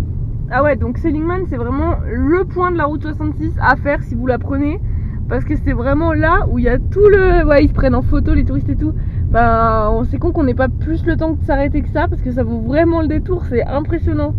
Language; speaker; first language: French; native; French